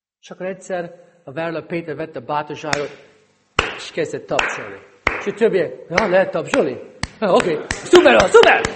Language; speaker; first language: Hungarian; non-native, fluent; English